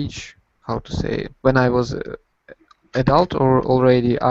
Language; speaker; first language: English; non-native, learner; Russian